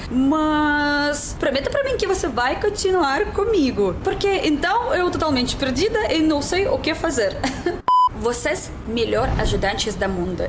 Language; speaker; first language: Portuguese; non-native, learner; Russian